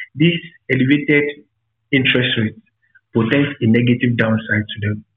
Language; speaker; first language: English; non-native, local second language; Yoruba